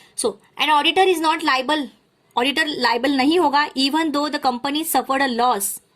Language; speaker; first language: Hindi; non-native, local second language; Marathi